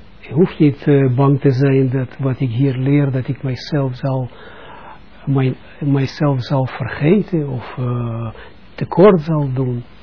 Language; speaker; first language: Dutch; non-native, fluent; Russian